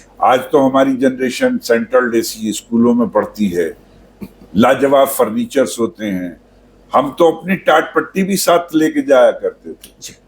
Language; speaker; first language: Urdu; native; Urdu